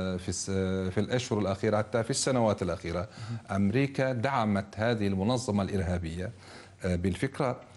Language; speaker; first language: Arabic; non-native, fluent; Turkish